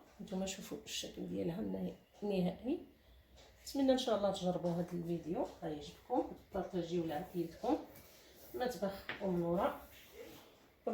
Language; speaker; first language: Arabic; native; Arabic